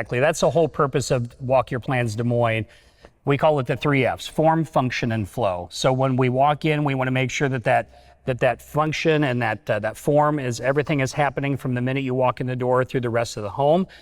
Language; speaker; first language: English; native; English